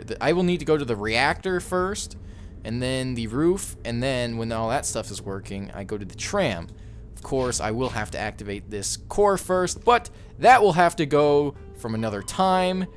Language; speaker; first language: English; native; English